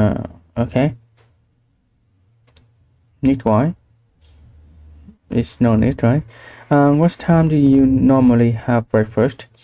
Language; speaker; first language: English; non-native, learner; Vietnamese